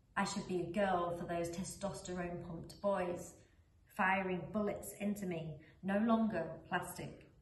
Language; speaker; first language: English; native; English